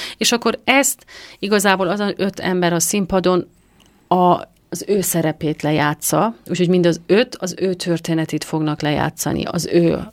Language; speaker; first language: Hungarian; non-native, fluent; Persian